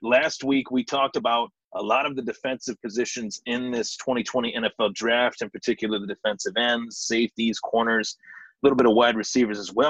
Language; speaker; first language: English; native; English